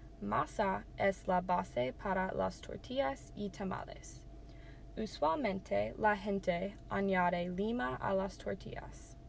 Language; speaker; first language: Spanish; non-native, learner; English